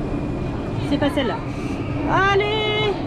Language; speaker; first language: French; native; French